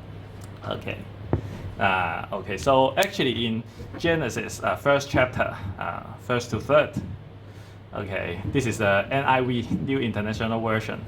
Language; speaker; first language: English; non-native, fluent; Chinese